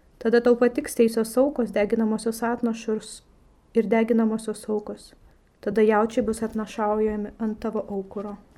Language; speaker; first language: Lithuanian; non-native, fluent; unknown